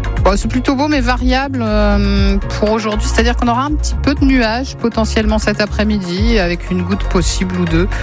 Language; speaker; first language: French; native; French